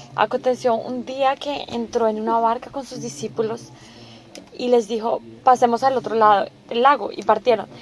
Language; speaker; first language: Spanish; non-native, fluent; Korean